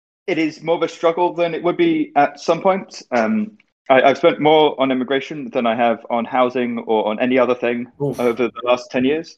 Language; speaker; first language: English; native; English